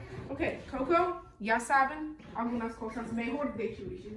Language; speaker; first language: Spanish; non-native, fluent; English